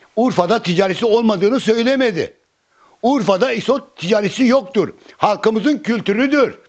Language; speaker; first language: Turkish; native; Turkish